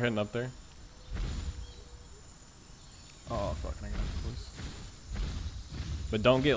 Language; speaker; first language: English; native; English